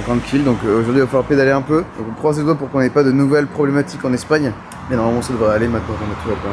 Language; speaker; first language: French; native; French